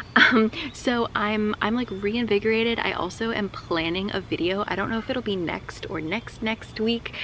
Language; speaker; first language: English; native; English